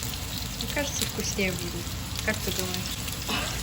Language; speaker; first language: Russian; early bilingual, other home language; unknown